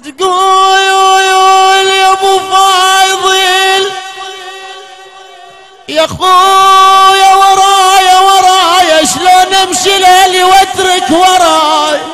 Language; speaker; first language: Arabic; native; Arabic